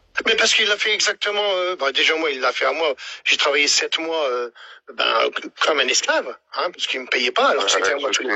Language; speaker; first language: French; native; French